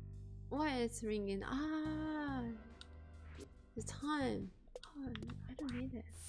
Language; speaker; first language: English; non-native, learner; Japanese